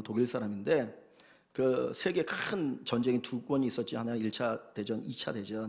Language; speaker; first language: Korean; native; Korean